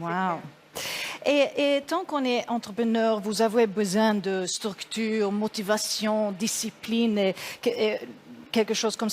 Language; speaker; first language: French; non-native, learner; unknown